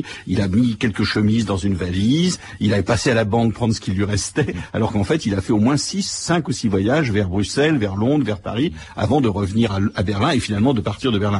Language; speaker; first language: French; native; French